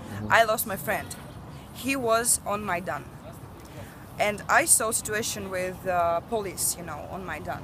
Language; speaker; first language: English; non-native, learner; Russian